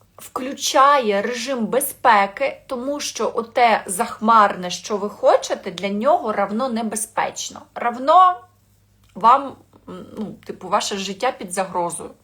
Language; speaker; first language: Ukrainian; non-native, local second language; Russian